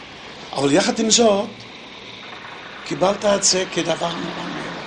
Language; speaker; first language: Hebrew; non-native, fluent; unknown